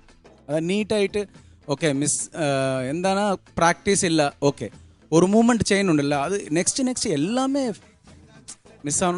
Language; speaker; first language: Malayalam; non-native, local second language; Tamil